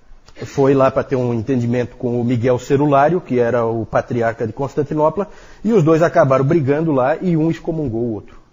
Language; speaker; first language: Portuguese; native; Portuguese